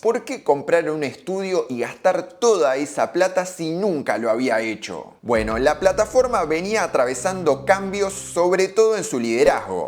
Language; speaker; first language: Spanish; native; Spanish